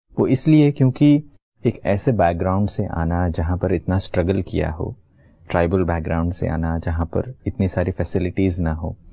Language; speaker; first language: Hindi; native; Hindi